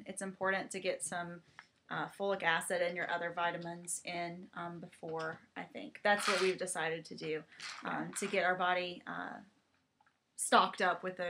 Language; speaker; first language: English; native; English